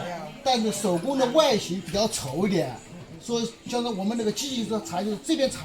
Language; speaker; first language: Chinese; native; Chinese